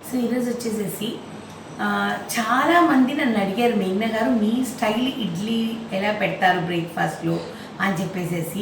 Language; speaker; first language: Telugu; native; Telugu